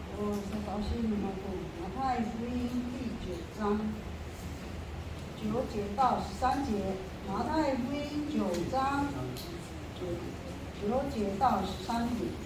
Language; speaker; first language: Chinese; non-native, local second language; Amis